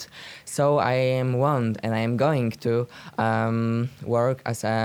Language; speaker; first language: English; non-native, learner; Polish